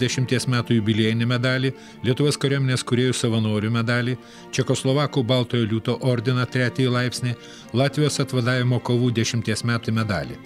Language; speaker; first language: Lithuanian; native; Lithuanian